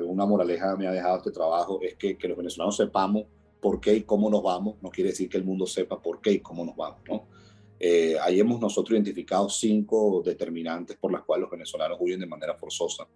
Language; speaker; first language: Spanish; native; Spanish